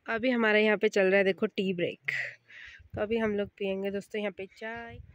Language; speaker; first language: Hindi; native; Hindi